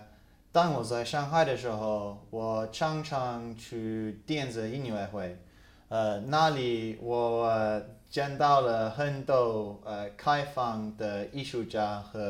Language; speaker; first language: Chinese; non-native, fluent; English